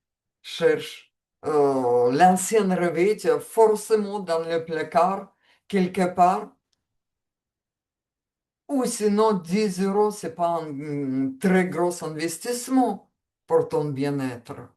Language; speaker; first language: French; non-native, fluent; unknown